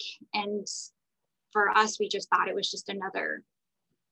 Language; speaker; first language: English; native; English